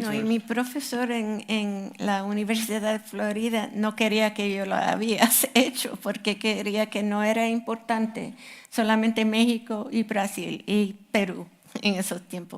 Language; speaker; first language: Spanish; non-native, fluent; English